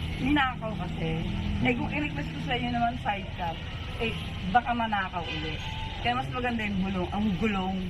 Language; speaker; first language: Filipino; non-native, local second language; Cebuano